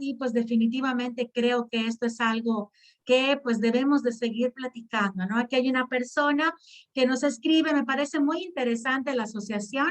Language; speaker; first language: Spanish; native; Spanish